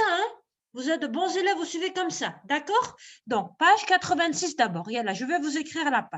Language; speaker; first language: French; non-native, local second language; Arabic